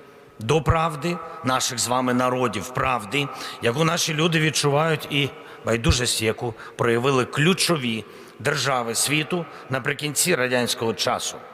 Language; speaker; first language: Ukrainian; non-native, local second language; Russian